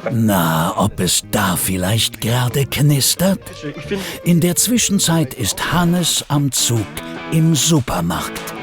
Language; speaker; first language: German; native; German